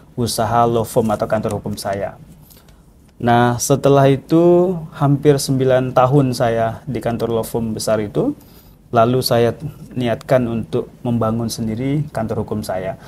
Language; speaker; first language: Indonesian; non-native, local second language; Minangkabau